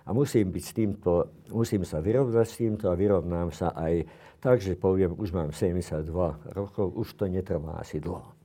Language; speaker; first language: Slovak; non-native, local second language; Hungarian